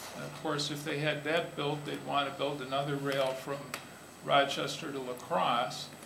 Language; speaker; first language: English; native; English